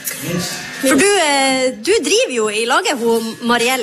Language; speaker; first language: Norwegian; native; Norwegian